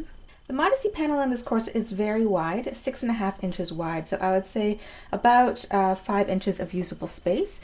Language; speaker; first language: English; native; English